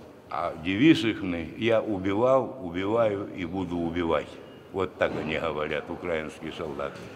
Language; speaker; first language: Russian; native; Russian